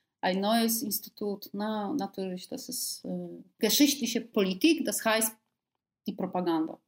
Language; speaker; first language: German; non-native, fluent; Polish